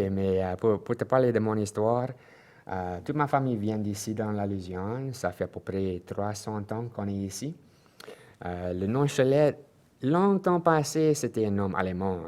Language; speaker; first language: French; non-native, local second language; English